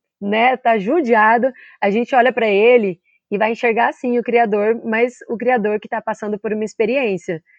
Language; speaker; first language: Portuguese; native; Portuguese